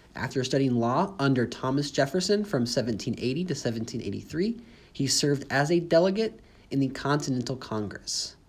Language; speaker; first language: English; native; English